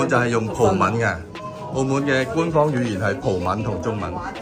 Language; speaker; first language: Chinese; native; Chinese